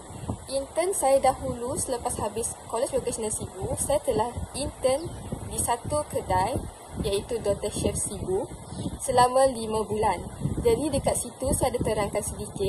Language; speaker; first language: Malay; native; Malay